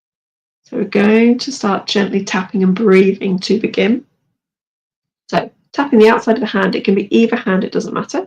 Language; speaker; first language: English; native; English